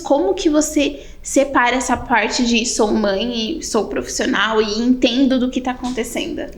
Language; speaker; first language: Portuguese; native; Portuguese